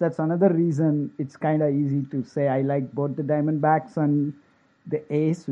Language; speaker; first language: English; non-native, local second language; Tamil